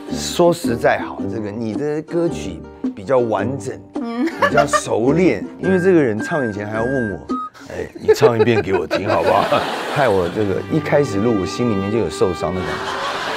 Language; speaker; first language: Chinese; native; Chinese